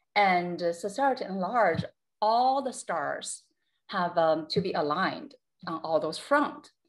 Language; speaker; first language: English; non-native, fluent; Chinese